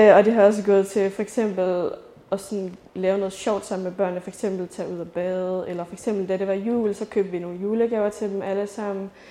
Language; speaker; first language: Danish; native; Danish